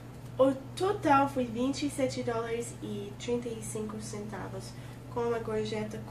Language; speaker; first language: Portuguese; non-native, fluent; English